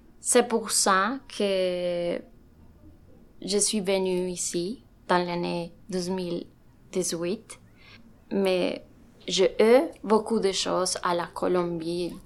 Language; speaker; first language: French; non-native, learner; Spanish